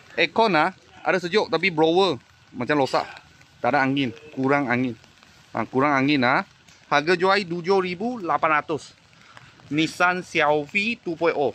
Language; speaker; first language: Malay; non-native, local second language; Chinese